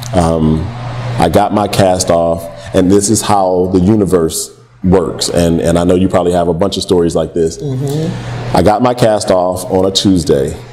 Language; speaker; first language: English; native; English